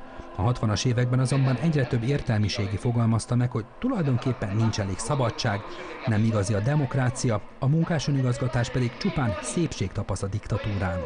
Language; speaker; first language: Hungarian; native; Hungarian